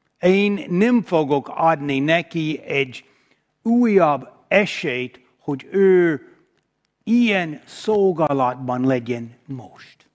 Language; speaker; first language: Hungarian; non-native, fluent; English